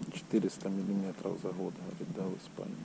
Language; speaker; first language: Russian; native; Russian